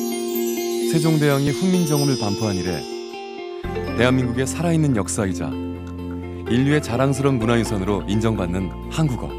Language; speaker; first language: Korean; native; Korean